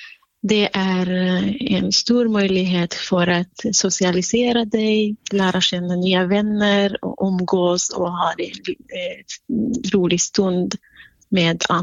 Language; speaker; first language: Swedish; non-native, fluent; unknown